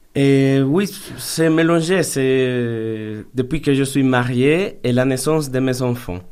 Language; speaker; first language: French; non-native, fluent; Spanish